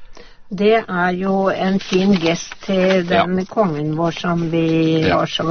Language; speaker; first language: Norwegian; native; Norwegian